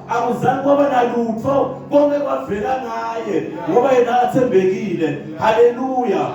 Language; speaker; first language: Zulu; non-native, local second language; Swati